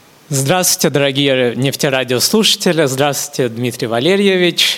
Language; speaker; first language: Russian; non-native, fluent; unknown